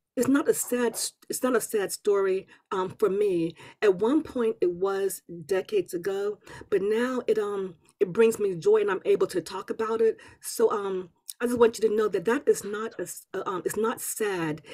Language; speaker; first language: English; native; English